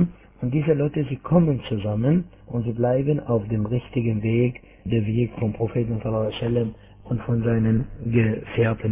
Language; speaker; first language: German; non-native, fluent; Arabic